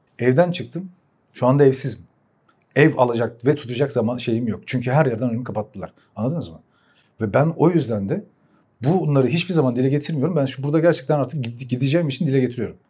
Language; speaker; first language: Turkish; early bilingual, heritage; Turkish